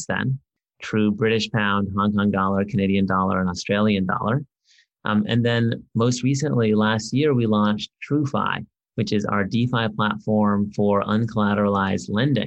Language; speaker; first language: English; native; English